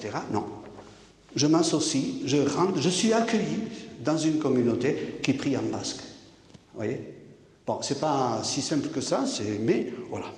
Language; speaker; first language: French; native; French